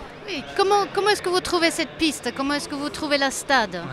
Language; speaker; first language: French; non-native, learner; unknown